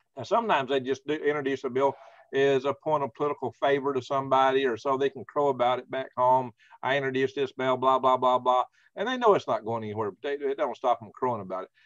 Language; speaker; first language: English; native; English